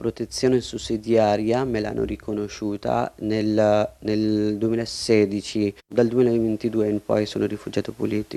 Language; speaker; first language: Italian; non-native, fluent; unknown